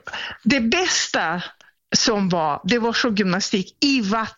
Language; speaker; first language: Swedish; non-native, fluent; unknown